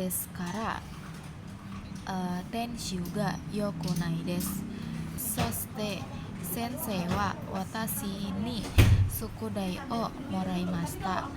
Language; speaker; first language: Japanese; non-native, learner; Indonesian